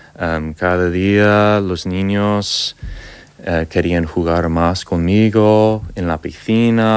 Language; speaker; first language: Spanish; non-native, learner; English